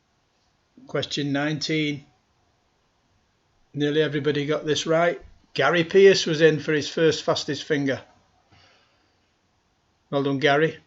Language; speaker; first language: English; native; English